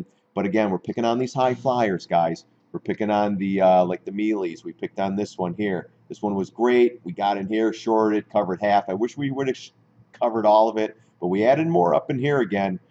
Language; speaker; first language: English; native; English